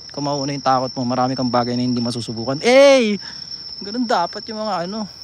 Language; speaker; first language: Filipino; native; Filipino